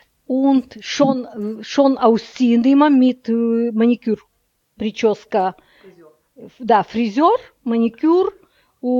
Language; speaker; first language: German; non-native, learner; Russian